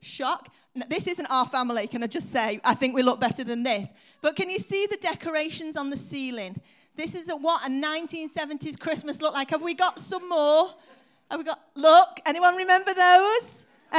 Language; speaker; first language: English; native; English